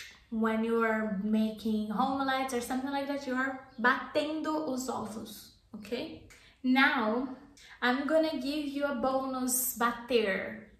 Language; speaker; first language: English; non-native, fluent; Portuguese